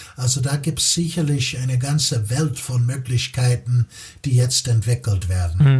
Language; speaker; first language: German; non-native, fluent; English